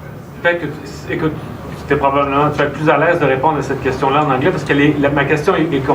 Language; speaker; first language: French; native; French